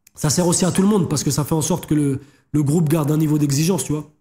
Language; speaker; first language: French; native; French